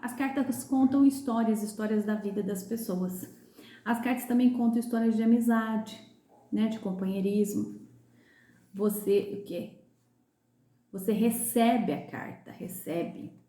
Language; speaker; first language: Portuguese; native; Portuguese